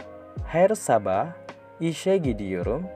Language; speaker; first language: Turkish; non-native, fluent; Indonesian